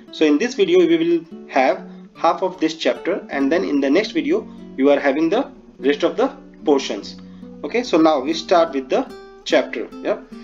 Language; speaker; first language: English; non-native, local second language; Hindi